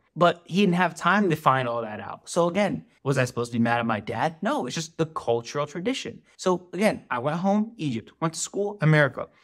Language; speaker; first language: English; native; English